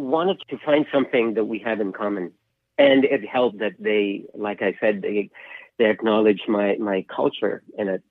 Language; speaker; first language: English; non-native, local second language; Filipino